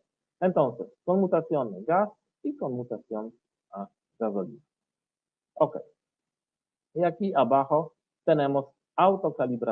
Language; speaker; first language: Spanish; non-native, learner; Polish